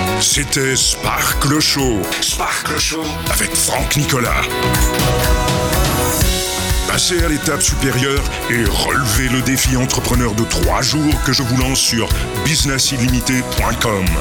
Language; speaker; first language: French; native; French